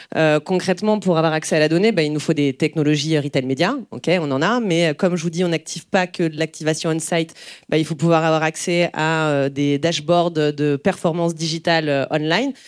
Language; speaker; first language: French; native; French